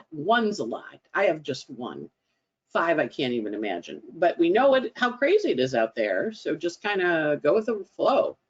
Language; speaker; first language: English; native; English